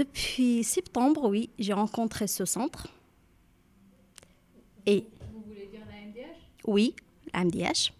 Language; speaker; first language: French; non-native, learner; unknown